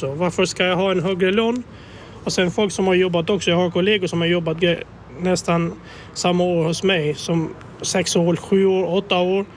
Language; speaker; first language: Swedish; non-native, fluent; Albanian